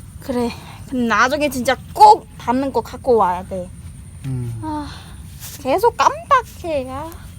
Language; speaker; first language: Korean; non-native, learner; Khmer